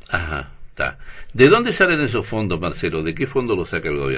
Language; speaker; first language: Spanish; native; Spanish